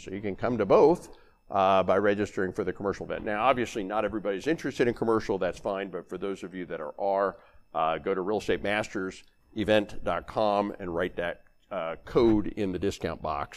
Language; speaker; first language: English; native; English